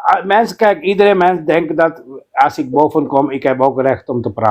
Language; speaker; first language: Dutch; non-native, fluent; Urdu